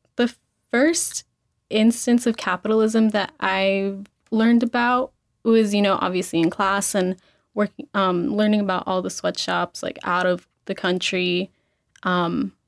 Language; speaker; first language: English; early bilingual, other home language; Spanish